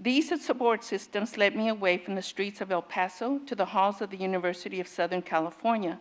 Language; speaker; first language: English; native; English